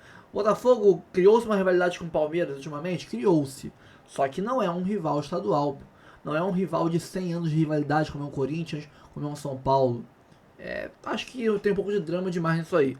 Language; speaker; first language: Portuguese; native; Portuguese